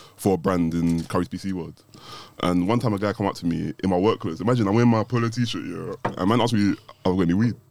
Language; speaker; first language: English; native; English